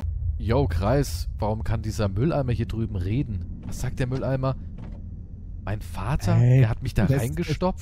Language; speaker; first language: German; native; German